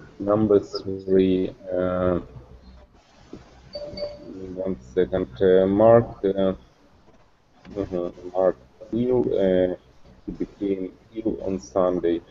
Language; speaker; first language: English; non-native, learner; Russian